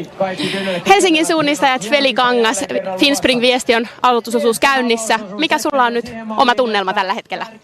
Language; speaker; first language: Finnish; native; Finnish